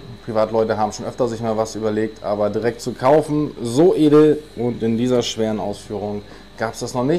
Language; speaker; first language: German; native; German